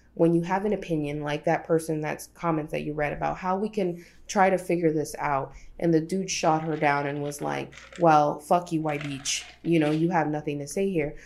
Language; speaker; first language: English; early bilingual, other home language; Spanish